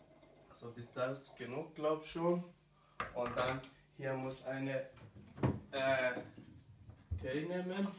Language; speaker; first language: German; non-native, learner; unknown